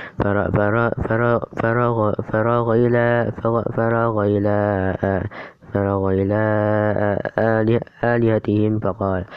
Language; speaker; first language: Arabic; non-native, learner; Indonesian